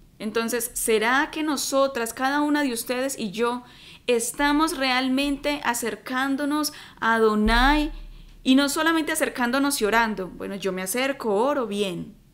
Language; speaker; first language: Spanish; native; Spanish